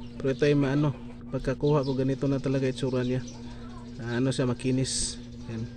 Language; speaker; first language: Filipino; non-native, local second language; Cebuano